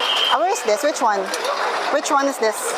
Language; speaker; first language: English; non-native, local second language; Filipino